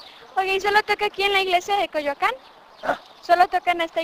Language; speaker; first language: Spanish; native; Spanish